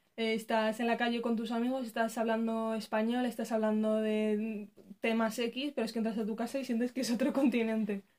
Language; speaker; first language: Spanish; early bilingual, other home language; Arabic